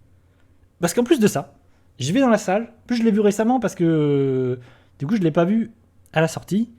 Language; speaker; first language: French; native; French